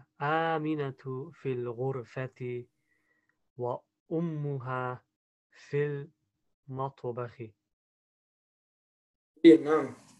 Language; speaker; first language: Arabic; non-native, learner; English